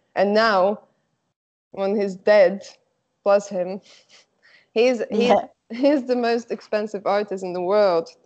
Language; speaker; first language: English; non-native, fluent; Slovak